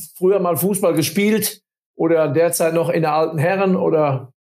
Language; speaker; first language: German; native; German